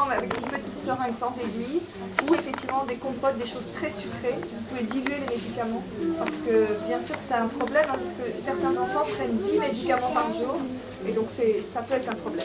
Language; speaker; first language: French; native; French